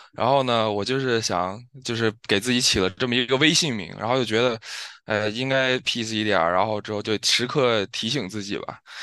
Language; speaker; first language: Chinese; native; Chinese